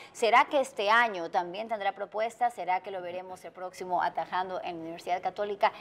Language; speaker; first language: Spanish; native; Spanish